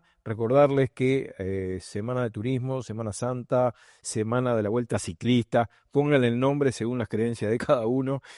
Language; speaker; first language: Spanish; native; Spanish